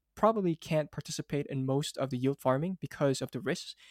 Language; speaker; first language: English; non-native, local second language; Cantonese